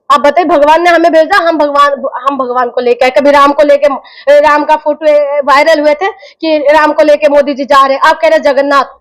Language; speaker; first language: Hindi; non-native, local second language; Assamese